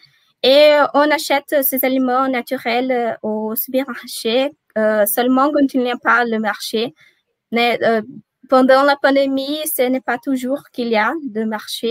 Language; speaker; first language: French; non-native, learner; Portuguese